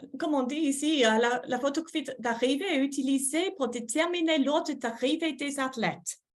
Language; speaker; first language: French; non-native, fluent; English